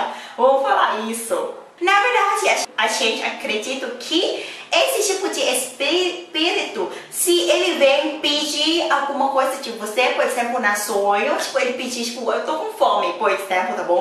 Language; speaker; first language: Portuguese; non-native, learner; Thai